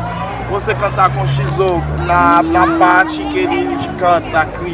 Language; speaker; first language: Portuguese; non-native, learner; Haitian Creole